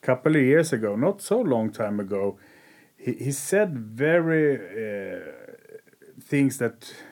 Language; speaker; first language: English; non-native, learner; Swedish